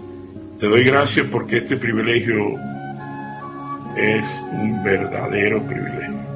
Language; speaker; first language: Spanish; native; Spanish